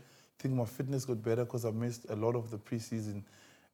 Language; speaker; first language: English; non-native, local second language; Xhosa